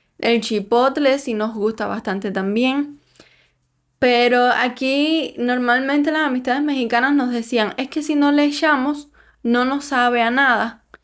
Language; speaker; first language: Spanish; native; Spanish